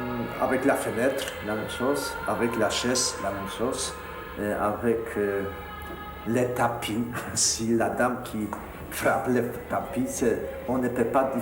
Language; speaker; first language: French; non-native, fluent; Polish